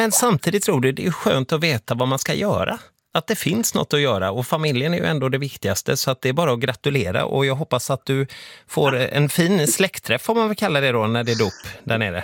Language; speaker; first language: Swedish; native; Swedish